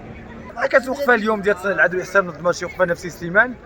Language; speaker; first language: Arabic; native; Arabic